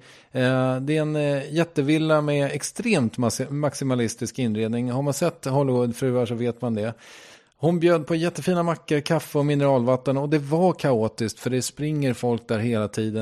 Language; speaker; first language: Swedish; native; Swedish